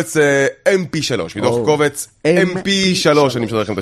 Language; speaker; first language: Hebrew; native; Hebrew